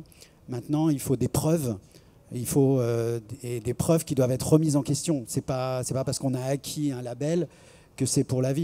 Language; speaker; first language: French; native; French